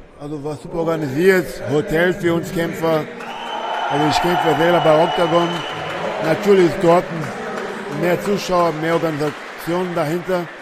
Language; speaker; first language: German; native; German